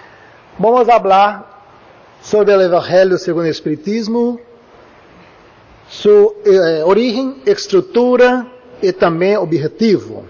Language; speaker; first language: Spanish; non-native, learner; Portuguese